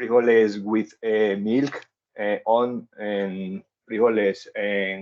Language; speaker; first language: English; non-native, learner; Spanish